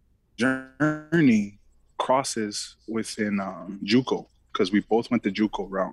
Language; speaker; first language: English; early bilingual, other home language; Samoan